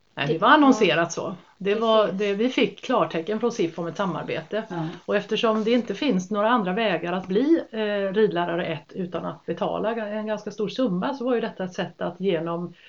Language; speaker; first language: Swedish; native; Swedish